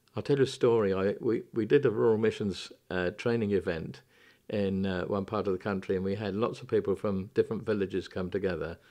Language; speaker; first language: English; native; English